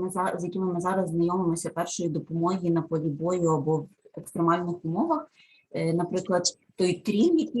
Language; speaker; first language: Ukrainian; native; Ukrainian